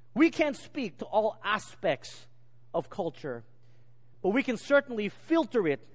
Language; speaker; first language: English; native; English